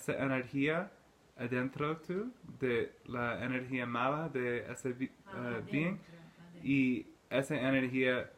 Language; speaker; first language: Spanish; non-native, learner; English